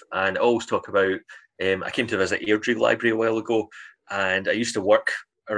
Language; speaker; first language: English; native; English